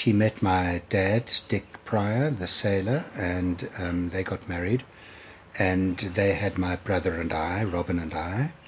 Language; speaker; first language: English; native; English